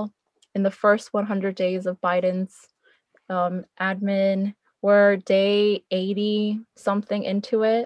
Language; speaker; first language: English; early bilingual, other home language; Korean